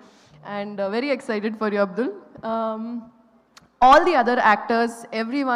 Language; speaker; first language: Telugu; non-native, local second language; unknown